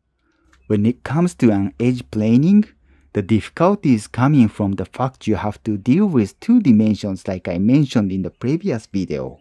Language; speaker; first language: English; non-native, fluent; Japanese